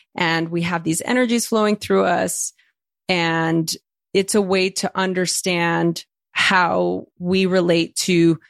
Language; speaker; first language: English; early bilingual, other home language; Spanish